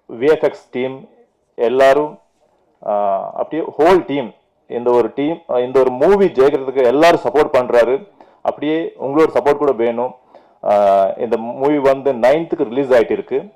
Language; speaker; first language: Tamil; non-native, fluent; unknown